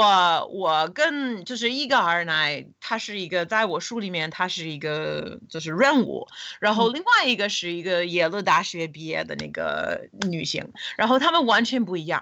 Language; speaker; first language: Chinese; non-native, fluent; English